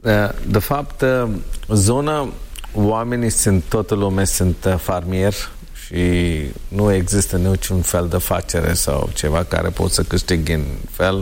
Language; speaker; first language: Romanian; non-native, learner; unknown